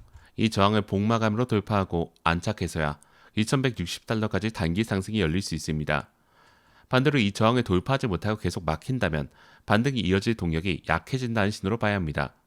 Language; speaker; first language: Korean; native; Korean